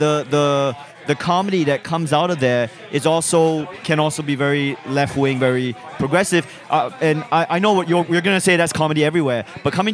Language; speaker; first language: English; non-native, local second language; Chinese